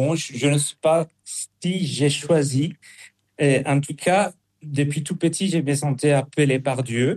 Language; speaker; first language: French; non-native, fluent; Spanish